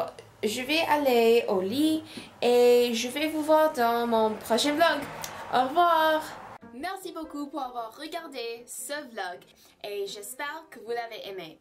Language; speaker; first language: French; non-native, learner; English